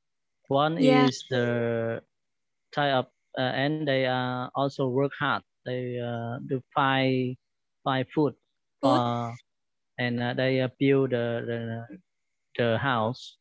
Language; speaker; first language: English; non-native, learner; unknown